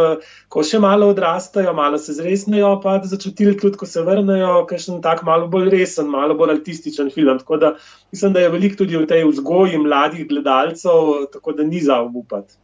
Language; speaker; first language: Slovenian; native; Slovenian